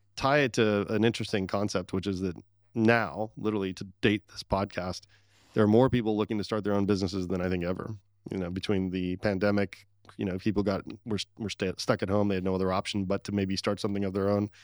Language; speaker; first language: English; early bilingual, other home language; Arabic